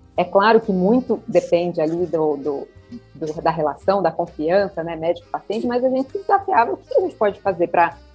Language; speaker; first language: Portuguese; native; Portuguese